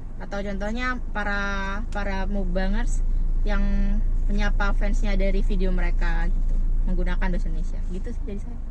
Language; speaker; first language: Indonesian; native; Indonesian